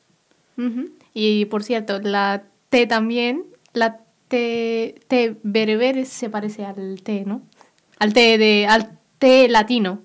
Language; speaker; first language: Spanish; non-native, local second language; Berber languages